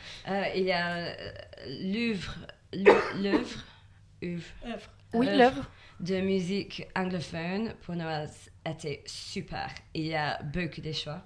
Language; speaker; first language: French; non-native, learner; English